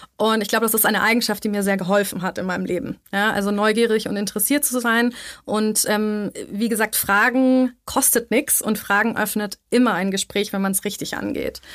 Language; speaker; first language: German; native; German